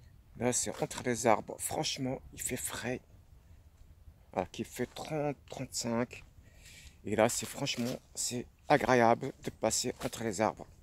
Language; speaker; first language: French; non-native, fluent; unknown